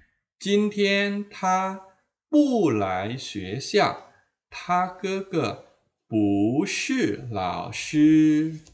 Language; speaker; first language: Chinese; non-native, fluent; Indonesian